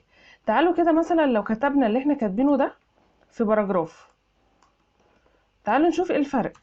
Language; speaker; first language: Arabic; native; Arabic